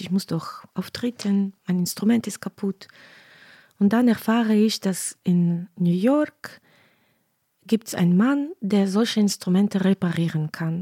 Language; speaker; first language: German; non-native, fluent; Ukrainian